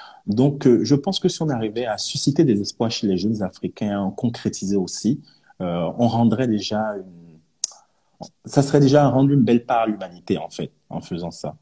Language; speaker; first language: French; non-native, local second language; Yoruba